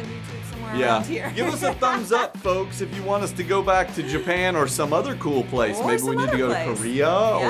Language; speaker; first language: English; native; English